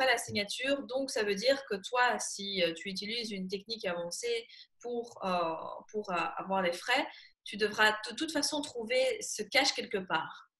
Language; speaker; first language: French; native; French